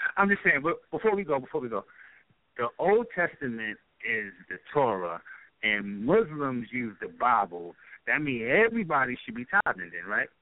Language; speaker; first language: English; native; English